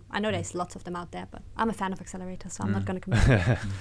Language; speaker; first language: English; non-native, fluent; German